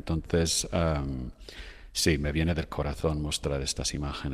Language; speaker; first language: Spanish; non-native, fluent; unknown